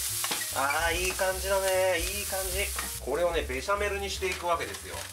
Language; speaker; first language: Japanese; native; Japanese